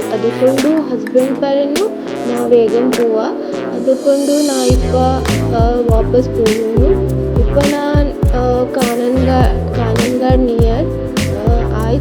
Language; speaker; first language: Malayalam; non-native, learner; Kannada